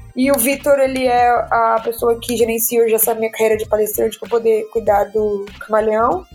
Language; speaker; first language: Portuguese; native; Portuguese